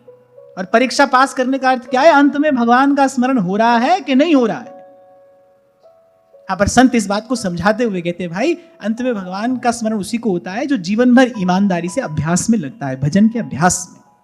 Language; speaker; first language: Hindi; native; Hindi